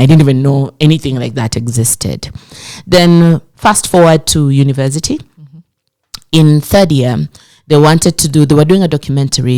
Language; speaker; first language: English; non-native, local second language; Swahili